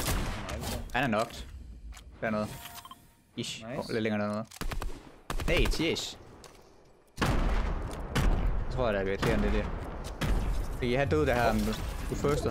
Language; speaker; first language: Danish; native; Danish